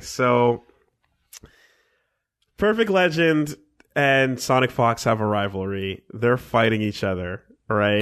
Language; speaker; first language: English; native; English